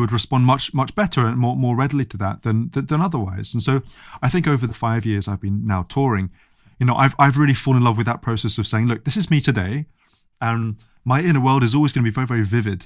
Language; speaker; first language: English; native; English